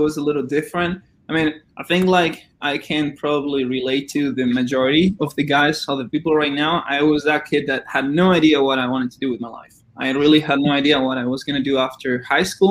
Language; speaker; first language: English; non-native, fluent; Spanish